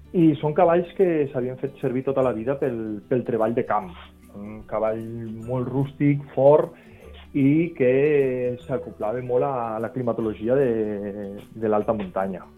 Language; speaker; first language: Catalan; non-native, local second language; Occitan